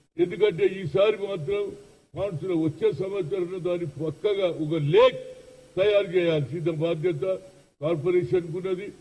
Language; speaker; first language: Telugu; native; Telugu